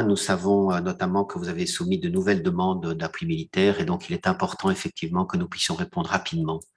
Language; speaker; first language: French; native; French